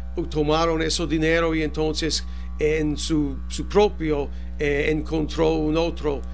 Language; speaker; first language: Spanish; non-native, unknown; English